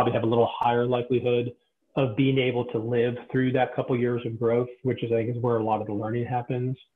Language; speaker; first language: English; native; English